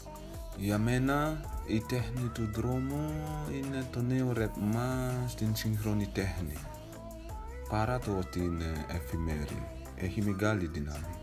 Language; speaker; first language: Greek; non-native, fluent; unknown